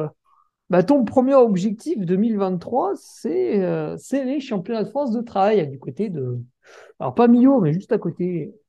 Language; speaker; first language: French; native; French